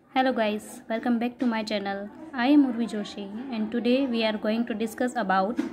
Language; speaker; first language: English; non-native, local second language; Gujarati